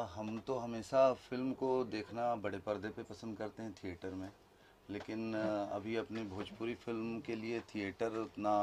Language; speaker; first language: Hindi; native; Hindi